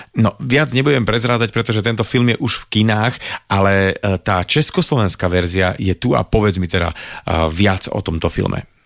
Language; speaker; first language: Slovak; native; Slovak